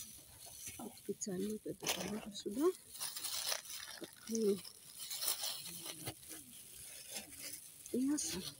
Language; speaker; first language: Russian; non-native, learner; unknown